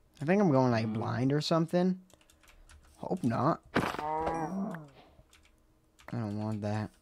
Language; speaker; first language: English; native; English